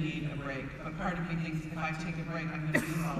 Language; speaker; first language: English; native; English